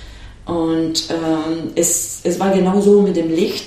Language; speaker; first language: German; non-native, fluent; Romanian